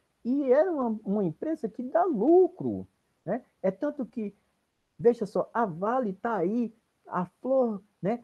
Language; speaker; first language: Portuguese; native; Portuguese